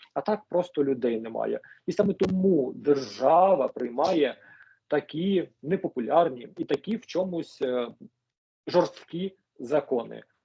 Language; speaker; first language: Ukrainian; native; Ukrainian